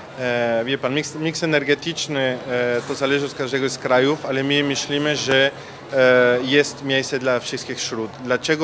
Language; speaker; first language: Polish; non-native, learner; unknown